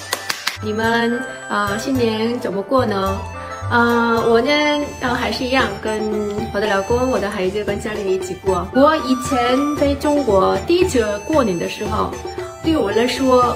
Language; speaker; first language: Chinese; non-native, fluent; Korean